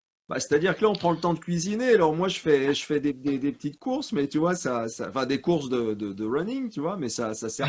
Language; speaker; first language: French; native; French